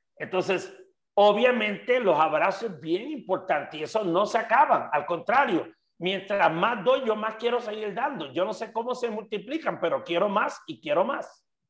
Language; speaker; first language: Spanish; native; Spanish